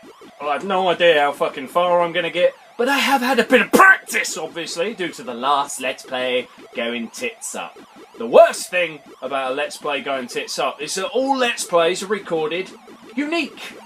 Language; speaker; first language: English; native; English